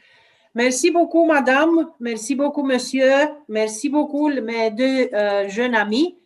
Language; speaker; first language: French; non-native, learner; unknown